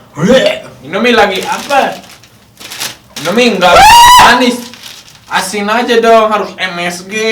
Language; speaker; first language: Indonesian; non-native, learner; English